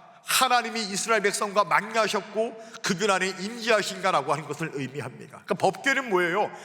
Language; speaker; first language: Korean; native; Korean